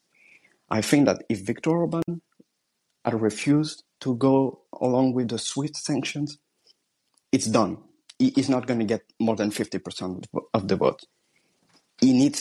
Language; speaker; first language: English; non-native, fluent; French